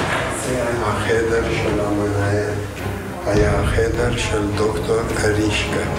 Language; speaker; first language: Hebrew; non-native, fluent; Romanian